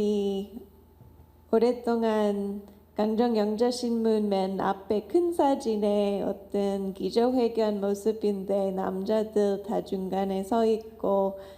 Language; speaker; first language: Korean; non-native, fluent; English